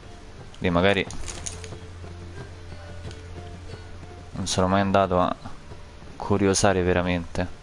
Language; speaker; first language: Italian; native; Italian